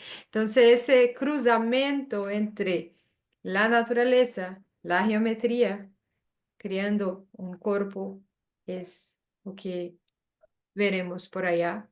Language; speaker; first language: Spanish; non-native, learner; Portuguese